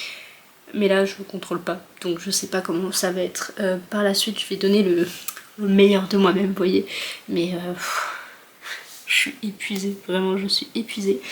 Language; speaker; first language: French; native; French